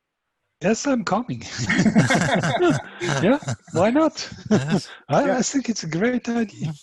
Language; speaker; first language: English; non-native, fluent; German